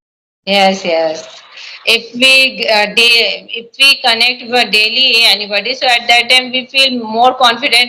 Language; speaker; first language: English; non-native, learner; Hindi